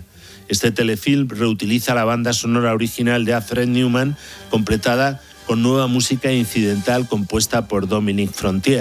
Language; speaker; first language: Spanish; native; Spanish